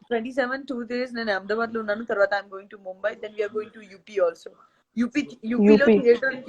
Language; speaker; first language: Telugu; non-native, learner; Gujarati